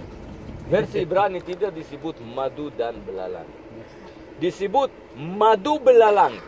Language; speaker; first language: Indonesian; non-native, learner; Hebrew